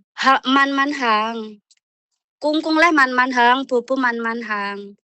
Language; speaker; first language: Chinese; non-native, learner; Indonesian